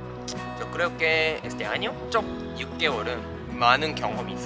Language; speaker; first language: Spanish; non-native, learner; Japanese